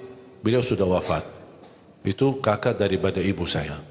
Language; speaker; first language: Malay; non-native, fluent; Arabic